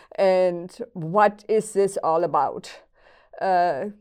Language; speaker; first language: English; non-native, fluent; German